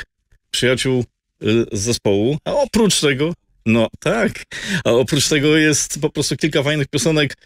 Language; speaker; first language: Polish; native; Polish